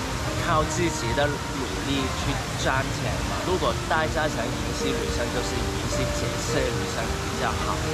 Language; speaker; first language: Chinese; non-native, local second language; Cantonese